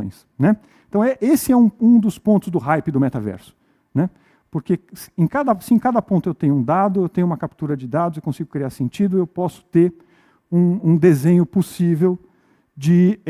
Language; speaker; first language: Portuguese; native; Portuguese